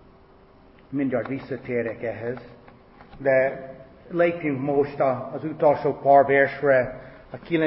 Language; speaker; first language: Hungarian; non-native, fluent; English